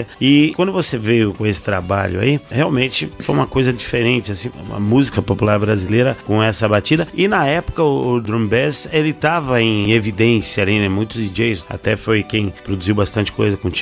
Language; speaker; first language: Portuguese; native; Portuguese